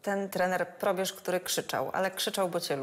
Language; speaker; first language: Polish; native; Polish